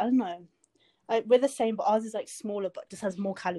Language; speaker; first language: English; native; English